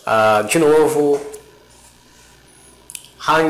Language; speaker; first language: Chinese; non-native, learner; Portuguese